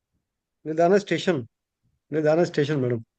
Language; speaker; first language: Kannada; non-native, learner; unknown